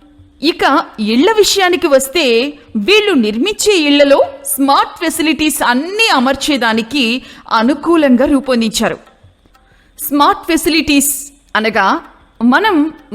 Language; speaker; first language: Telugu; native; Telugu